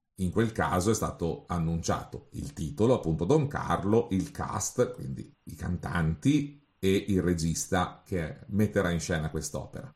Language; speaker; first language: Italian; native; Italian